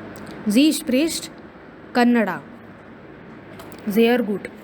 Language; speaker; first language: German; non-native, fluent; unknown